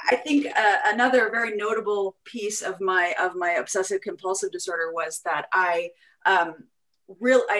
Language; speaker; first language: English; native; English